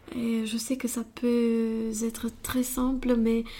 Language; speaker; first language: French; non-native, fluent; Romanian